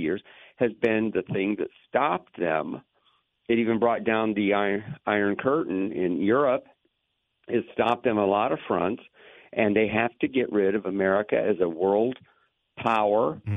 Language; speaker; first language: English; native; English